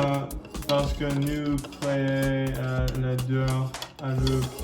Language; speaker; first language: French; non-native, learner; English